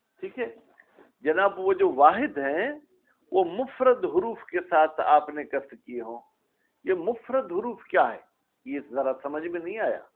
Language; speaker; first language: Urdu; non-native, local second language; Sindhi